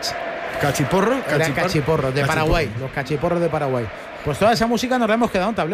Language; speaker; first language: Spanish; native; Spanish